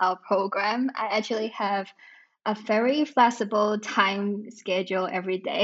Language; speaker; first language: English; non-native, local second language; Cantonese